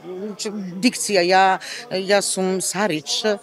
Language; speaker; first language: Macedonian; native; Macedonian